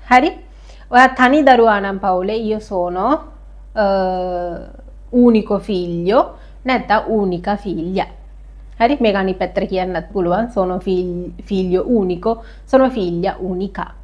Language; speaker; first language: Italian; non-native, fluent; Sinhala